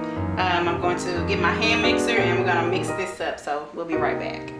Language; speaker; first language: English; native; English